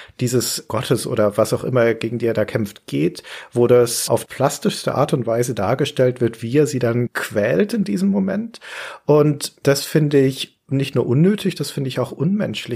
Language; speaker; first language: German; native; German